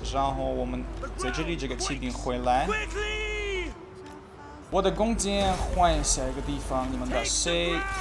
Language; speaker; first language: Chinese; non-native, learner; Russian